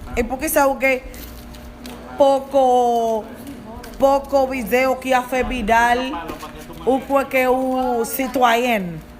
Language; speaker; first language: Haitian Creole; non-native, learner; Spanish